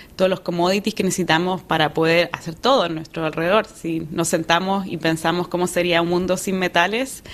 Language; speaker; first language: Spanish; native; Spanish